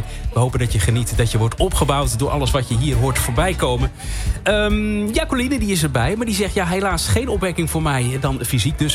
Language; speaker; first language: Dutch; native; Dutch